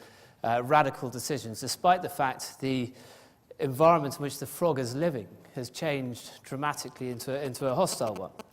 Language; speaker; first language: English; native; English